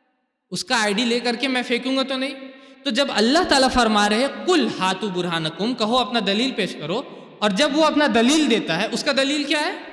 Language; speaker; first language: Urdu; native; Urdu